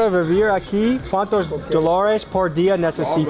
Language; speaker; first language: Spanish; non-native, learner; English